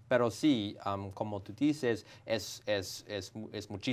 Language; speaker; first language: Spanish; non-native, fluent; English